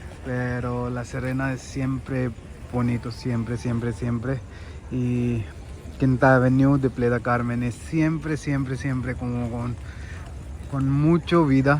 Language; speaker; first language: Spanish; non-native, learner; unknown